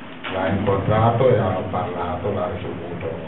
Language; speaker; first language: Italian; non-native, fluent; Wolof